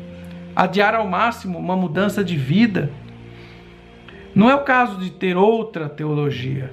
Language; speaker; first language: Portuguese; native; Portuguese